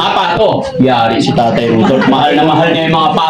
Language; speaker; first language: Filipino; native; Filipino